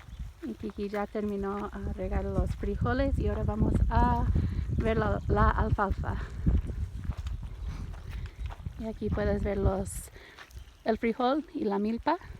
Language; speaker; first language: Spanish; non-native, learner; English